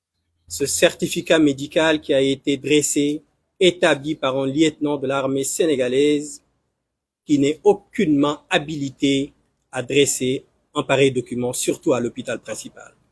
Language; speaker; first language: French; non-native, local second language; Wolof